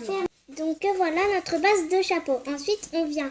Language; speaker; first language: French; native; French